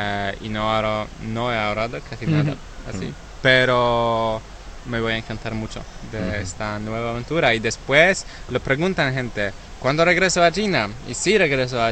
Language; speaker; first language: Spanish; non-native, learner; Polish